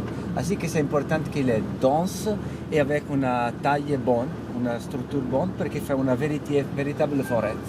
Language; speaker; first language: French; non-native, fluent; Italian